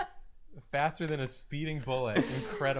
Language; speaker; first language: English; native; English